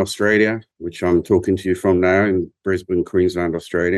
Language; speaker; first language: English; native; English